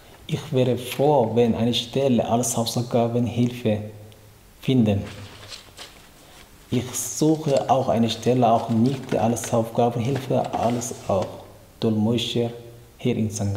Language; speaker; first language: German; non-native, learner; Tigrinya